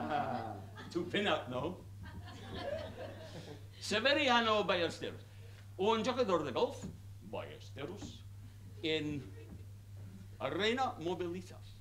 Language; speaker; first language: Spanish; non-native, fluent; English